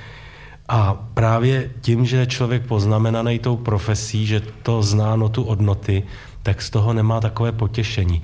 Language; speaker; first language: Czech; native; Czech